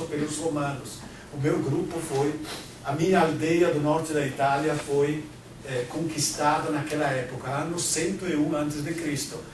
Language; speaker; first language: Portuguese; non-native, fluent; Italian